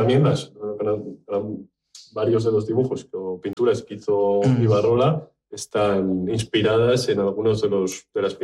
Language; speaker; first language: Spanish; native; Spanish